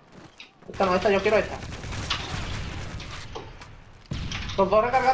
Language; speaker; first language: Spanish; native; Spanish